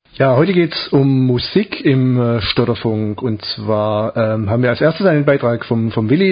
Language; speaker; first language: German; native; German